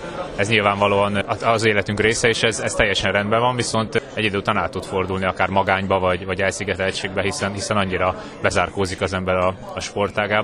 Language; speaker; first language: Hungarian; native; Hungarian